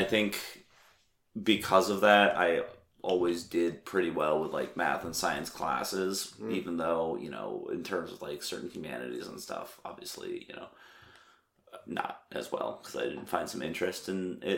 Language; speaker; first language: English; native; English